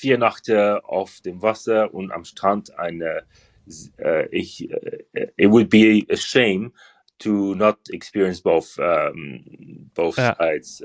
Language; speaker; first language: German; non-native, learner; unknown